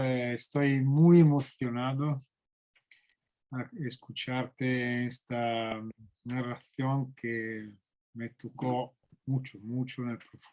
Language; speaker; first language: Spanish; non-native, learner; Italian